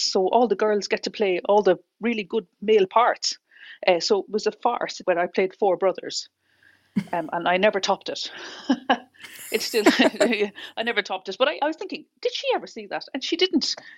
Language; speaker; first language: English; native; English